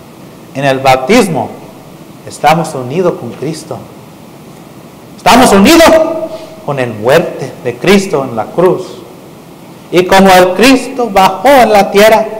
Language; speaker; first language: Spanish; non-native, fluent; English